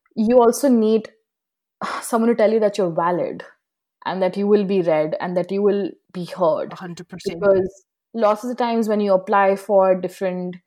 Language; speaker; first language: English; non-native, local second language; Hindi